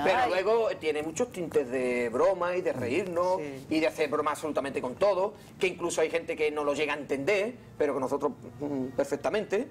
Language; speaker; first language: Spanish; native; Spanish